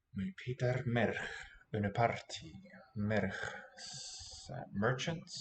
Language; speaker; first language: Welsh; non-native, learner; English